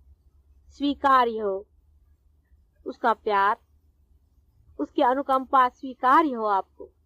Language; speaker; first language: Hindi; non-native, local second language; Marathi